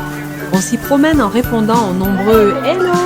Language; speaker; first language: French; native; French